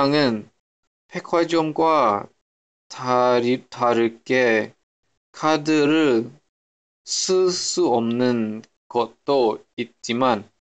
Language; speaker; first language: Korean; non-native, learner; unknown